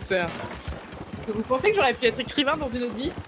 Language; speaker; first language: French; native; French